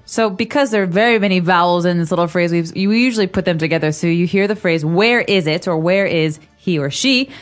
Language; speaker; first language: English; native; English